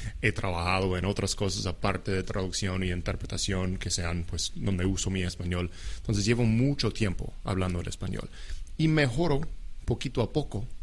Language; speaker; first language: Spanish; non-native, fluent; English